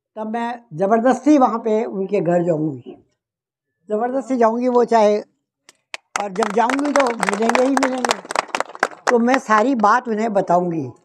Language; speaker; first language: Hindi; native; Hindi